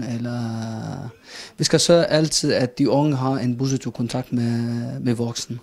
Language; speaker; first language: Danish; non-native, fluent; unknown